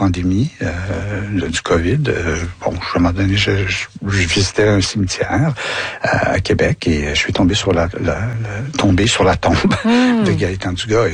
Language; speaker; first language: French; native; French